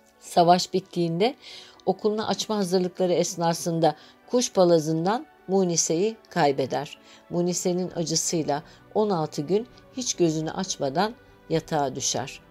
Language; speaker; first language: Turkish; native; Turkish